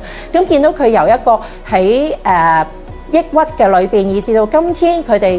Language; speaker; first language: Cantonese; native; Cantonese